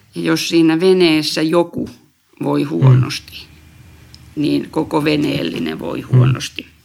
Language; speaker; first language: Finnish; native; Finnish